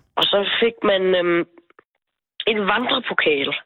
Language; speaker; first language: Danish; native; Danish